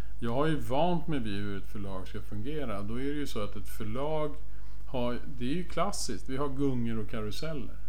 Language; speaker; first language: Swedish; native; Swedish